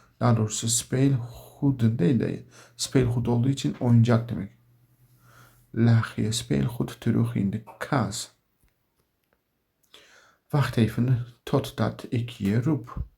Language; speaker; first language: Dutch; non-native, learner; Turkish